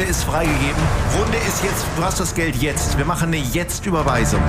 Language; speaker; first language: German; native; German